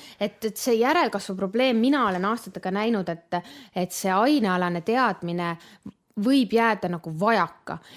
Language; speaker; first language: Estonian; native; Estonian